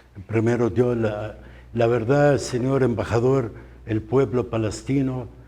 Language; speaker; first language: Spanish; non-native, fluent; Arabic